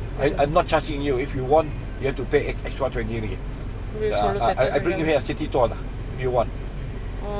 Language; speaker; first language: English; non-native, learner; Malay